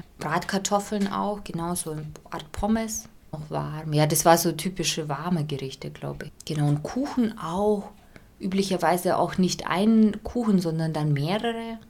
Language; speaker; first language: German; non-native, fluent; Russian